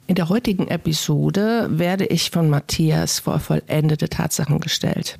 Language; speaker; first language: German; native; German